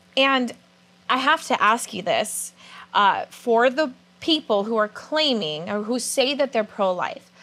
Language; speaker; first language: English; native; English